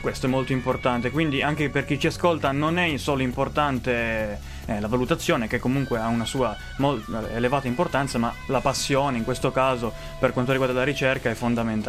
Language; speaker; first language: Italian; native; Italian